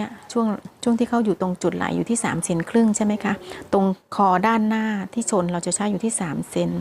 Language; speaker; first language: Thai; native; Thai